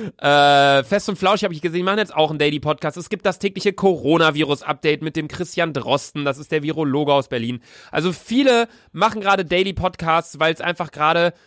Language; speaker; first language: German; native; German